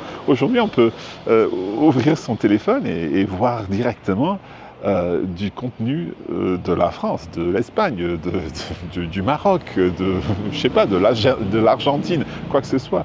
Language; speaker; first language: French; non-native, fluent; English